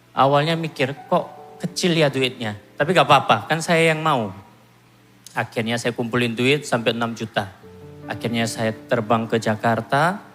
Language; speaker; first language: Indonesian; non-native, fluent; Korean